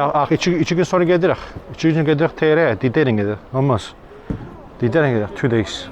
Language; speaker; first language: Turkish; non-native, learner; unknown